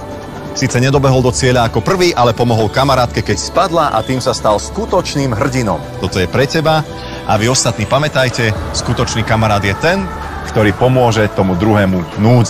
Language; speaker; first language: Slovak; native; Slovak